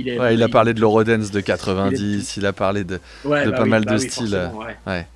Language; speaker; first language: French; native; French